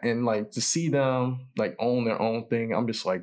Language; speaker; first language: English; native; English